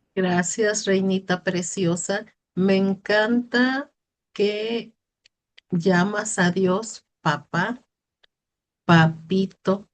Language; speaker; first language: Spanish; native; Spanish